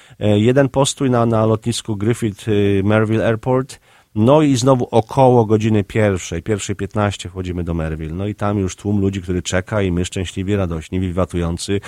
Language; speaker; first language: Polish; native; Polish